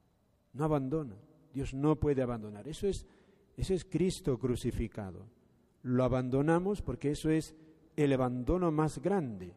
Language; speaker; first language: Spanish; native; Spanish